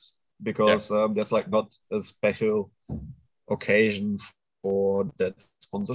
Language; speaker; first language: English; non-native, fluent; German